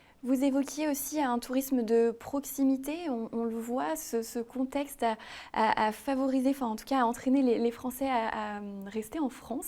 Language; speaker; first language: French; native; French